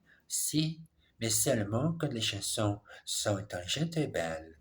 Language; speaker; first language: French; non-native, learner; English